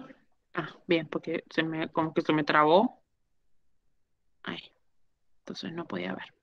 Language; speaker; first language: Spanish; native; Spanish